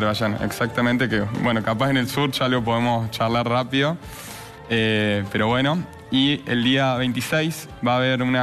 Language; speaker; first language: Spanish; native; Spanish